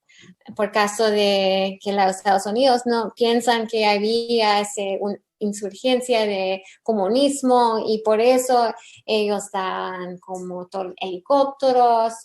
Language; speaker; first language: Spanish; early bilingual, heritage; English